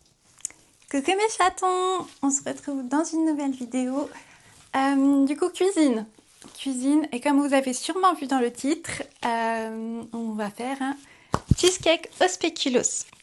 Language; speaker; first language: French; native; French